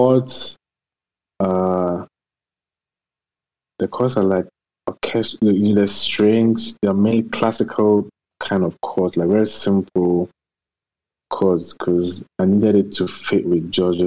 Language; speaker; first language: English; non-native, local second language; Akan